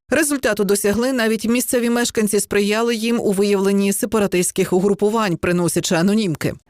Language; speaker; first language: Ukrainian; native; Ukrainian